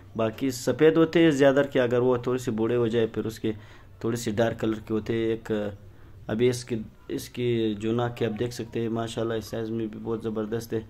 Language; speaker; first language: Urdu; non-native, local second language; Pashto